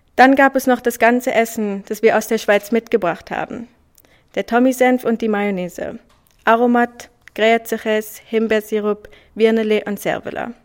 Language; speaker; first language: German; early bilingual, other home language; Swiss German